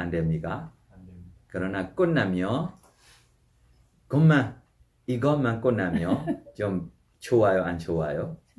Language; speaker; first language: Korean; non-native, fluent; Burmese